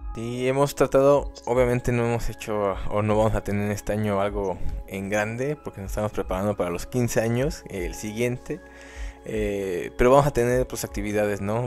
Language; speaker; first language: Spanish; native; Spanish